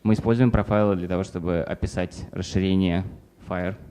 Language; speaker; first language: Russian; native; Russian